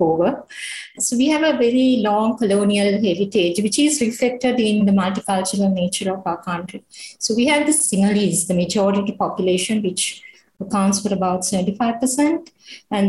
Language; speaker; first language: English; non-native, local second language; Sinhala